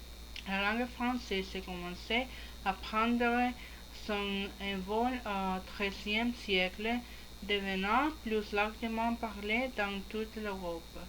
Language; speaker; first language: French; non-native, learner; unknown